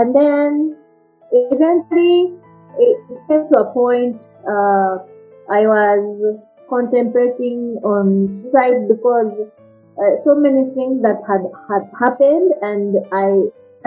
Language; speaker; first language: English; non-native, fluent; Japanese